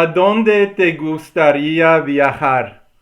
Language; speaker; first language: Spanish; non-native, learner; English